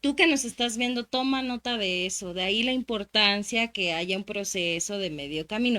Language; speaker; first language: Spanish; native; Spanish